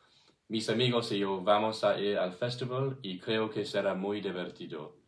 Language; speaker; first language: Spanish; non-native, learner; English